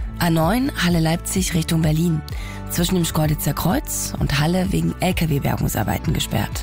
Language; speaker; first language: German; native; German